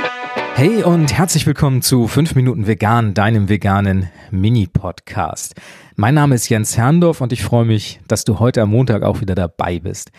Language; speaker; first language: German; native; German